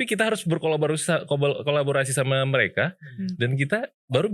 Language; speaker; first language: Indonesian; native; Indonesian